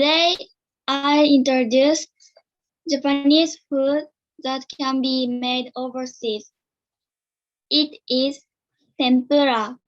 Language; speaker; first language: English; non-native, learner; Japanese